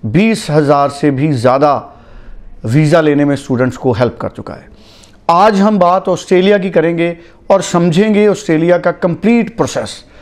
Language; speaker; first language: Hindi; non-native, local second language; Punjabi